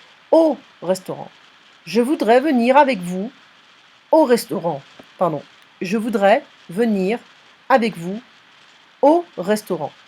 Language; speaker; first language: French; non-native, fluent; English